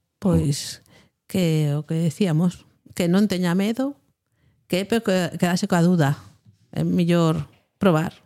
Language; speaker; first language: Galician; non-native, local second language; Spanish